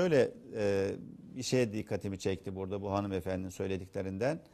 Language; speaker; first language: Turkish; native; Turkish